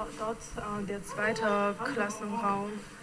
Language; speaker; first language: German; non-native, fluent; Chinese